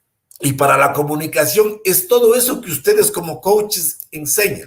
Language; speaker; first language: Spanish; native; Spanish